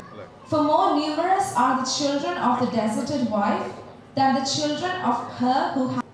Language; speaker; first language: English; native; English